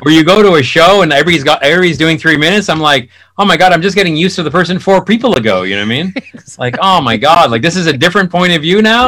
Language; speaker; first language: English; native; English